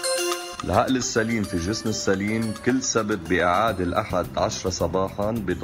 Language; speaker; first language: Arabic; native; Arabic